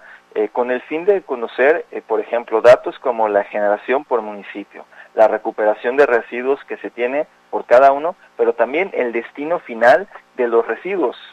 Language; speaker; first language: Spanish; native; Spanish